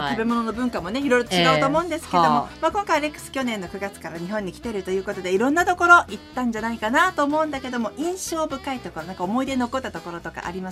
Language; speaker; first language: Japanese; native; Japanese